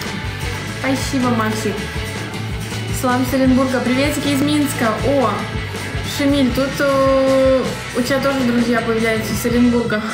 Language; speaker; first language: Russian; native; Russian